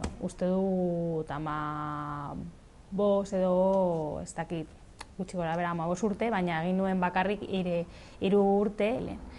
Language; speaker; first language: Basque; non-native, learner; Spanish